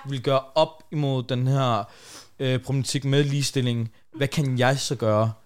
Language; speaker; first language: Danish; native; Danish